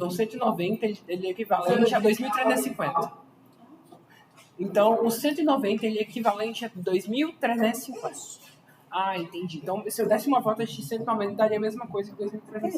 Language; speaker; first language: Portuguese; native; Portuguese